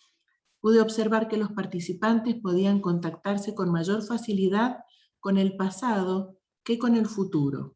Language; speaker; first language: Spanish; native; Spanish